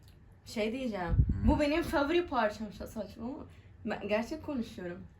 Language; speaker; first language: Turkish; non-native, learner; Arabic